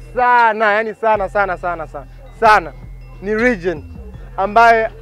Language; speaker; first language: Swahili; native; Swahili